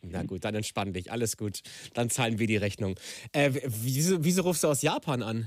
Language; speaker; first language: German; native; German